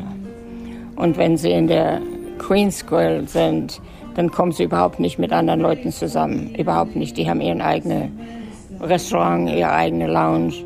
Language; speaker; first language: German; native; German